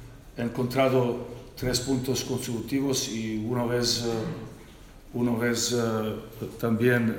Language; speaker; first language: Spanish; non-native, learner; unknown